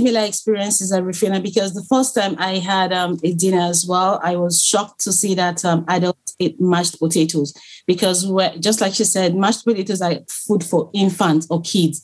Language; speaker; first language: English; non-native, local second language; Igbo